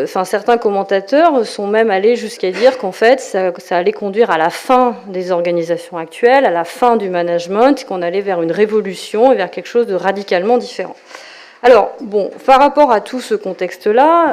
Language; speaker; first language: French; native; French